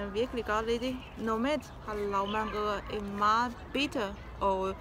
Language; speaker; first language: Danish; non-native, fluent; Chinese